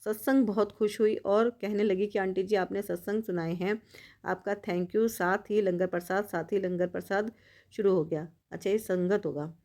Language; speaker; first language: Hindi; native; Hindi